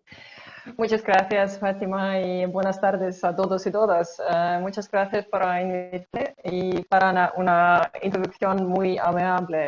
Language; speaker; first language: Spanish; non-native, fluent; Estonian